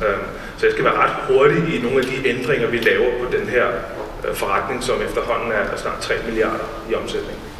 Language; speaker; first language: Danish; native; Danish